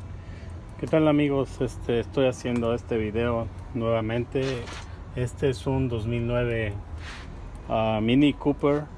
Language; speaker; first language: Spanish; native; Spanish